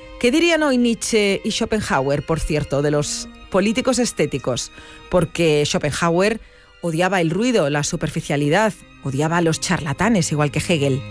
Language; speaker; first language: Spanish; native; Spanish